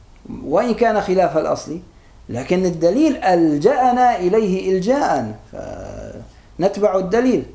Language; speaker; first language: Arabic; native; Arabic